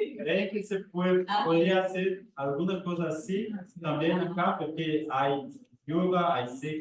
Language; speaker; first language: Spanish; non-native, learner; Portuguese